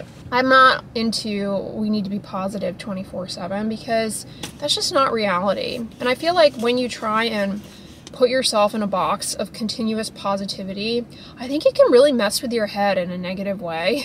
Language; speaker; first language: English; native; English